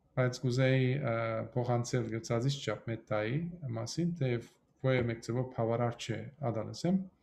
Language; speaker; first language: Armenian; early bilingual, heritage; Armenian